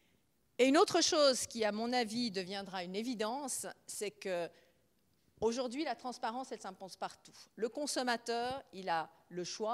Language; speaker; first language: French; native; French